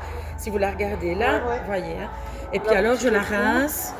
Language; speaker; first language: French; native; French